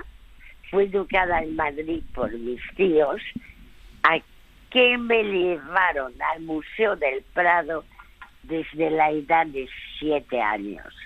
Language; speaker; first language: Spanish; early bilingual, other home language; French